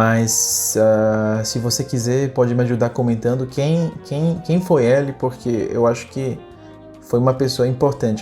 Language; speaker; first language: Portuguese; non-native, fluent; Spanish